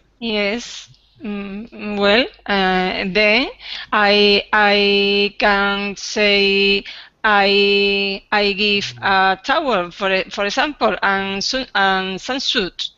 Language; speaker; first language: English; non-native, learner; Spanish